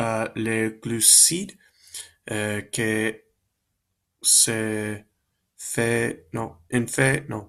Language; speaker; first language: French; non-native, learner; Spanish